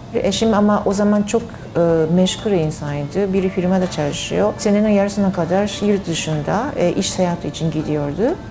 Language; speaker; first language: Turkish; non-native, learner; Japanese